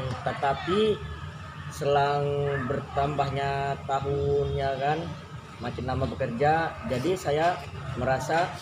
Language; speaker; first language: Indonesian; native; Indonesian